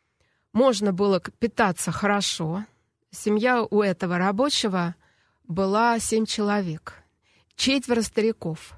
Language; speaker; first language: Russian; native; Russian